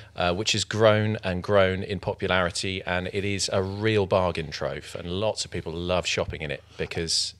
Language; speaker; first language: English; native; English